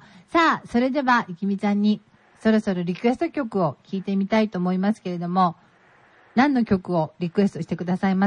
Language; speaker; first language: Japanese; native; Japanese